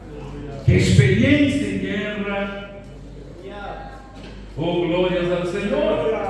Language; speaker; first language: Spanish; non-native, fluent; Portuguese